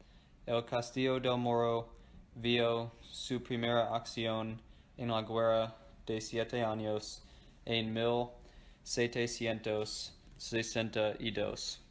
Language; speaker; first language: Spanish; non-native, learner; English